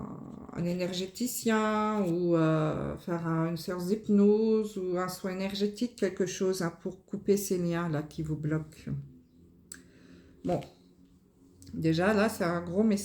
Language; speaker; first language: French; native; French